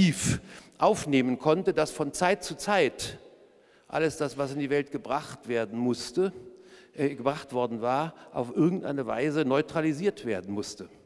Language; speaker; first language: German; native; German